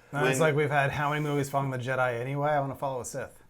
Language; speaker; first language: English; native; English